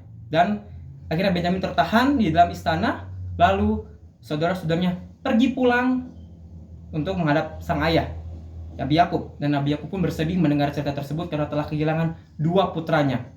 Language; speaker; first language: Indonesian; native; Indonesian